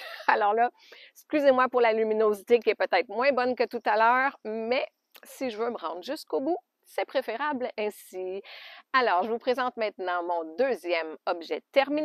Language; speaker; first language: French; native; French